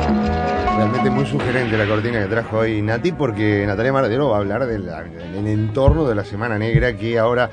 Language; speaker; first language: Spanish; native; Spanish